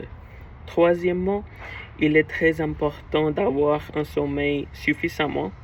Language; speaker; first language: French; non-native, learner; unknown